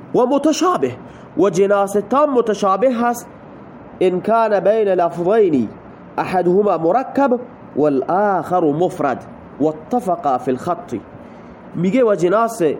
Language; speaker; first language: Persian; non-native, local second language; Baluchi